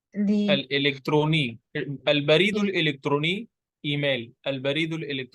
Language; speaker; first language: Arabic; non-native, fluent; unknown